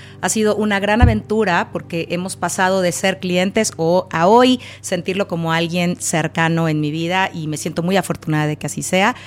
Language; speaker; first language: Spanish; native; Spanish